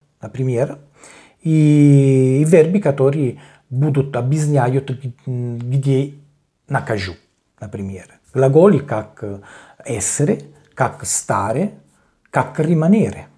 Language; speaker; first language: Russian; non-native, learner; Italian